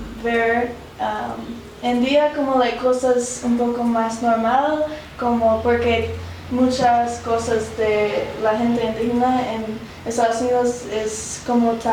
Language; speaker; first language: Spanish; non-native, learner; English